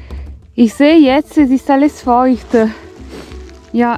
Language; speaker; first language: German; non-native, fluent; Italian